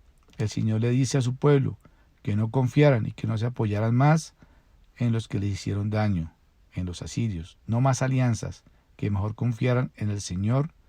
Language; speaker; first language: Spanish; native; Spanish